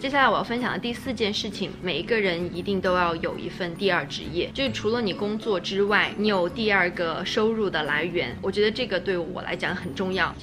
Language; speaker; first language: Chinese; native; Chinese